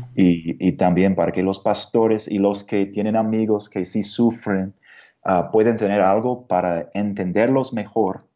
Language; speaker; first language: Spanish; non-native, fluent; English